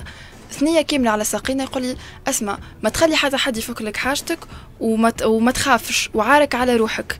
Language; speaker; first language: Arabic; native; Arabic